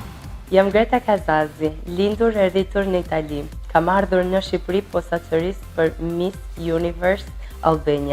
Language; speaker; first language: Albanian; early bilingual, heritage; Albanian